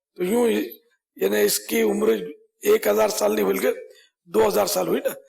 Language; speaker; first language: Urdu; native; Urdu